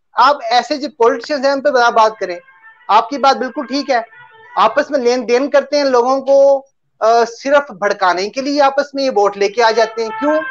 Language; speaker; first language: Urdu; non-native, local second language; Punjabi